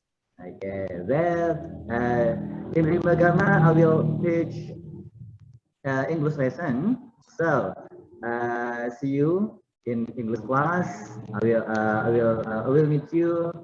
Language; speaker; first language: English; non-native, learner; Indonesian